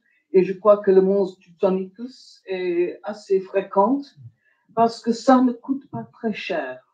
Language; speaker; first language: French; non-native, fluent; English